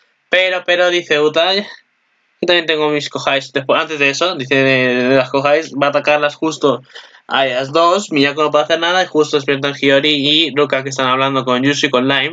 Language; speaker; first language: Spanish; native; Spanish